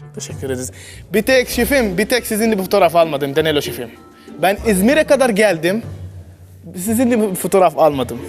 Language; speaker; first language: Turkish; non-native, learner; Arabic